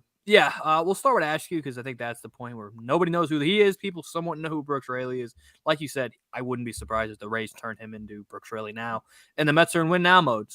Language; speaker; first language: English; native; English